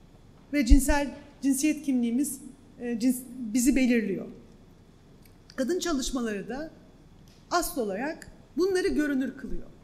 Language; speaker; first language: Turkish; native; Turkish